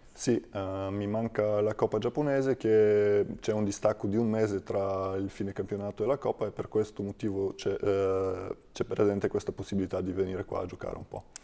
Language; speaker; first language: Italian; non-native, fluent; Bulgarian